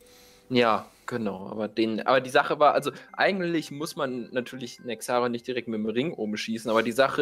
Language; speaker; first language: German; native; German